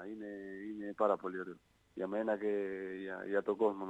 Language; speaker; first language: Greek; non-native, learner; Spanish